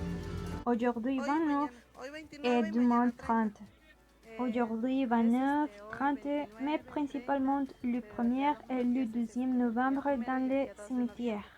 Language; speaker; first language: French; non-native, learner; Spanish